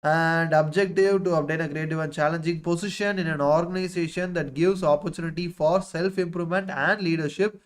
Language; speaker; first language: English; non-native, local second language; Tamil